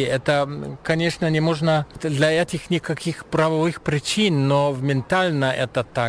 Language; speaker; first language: Russian; non-native, fluent; German